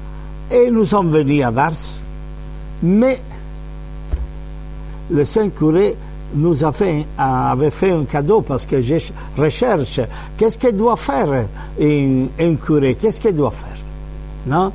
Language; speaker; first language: French; non-native, fluent; Italian